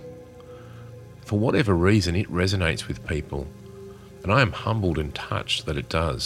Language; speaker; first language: English; native; English